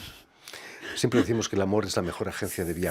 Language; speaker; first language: Spanish; native; Spanish